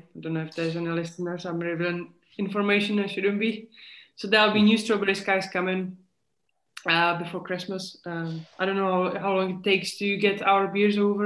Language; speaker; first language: English; non-native, fluent; Czech